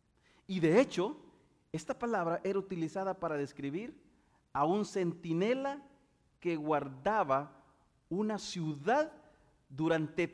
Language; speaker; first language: Spanish; native; Spanish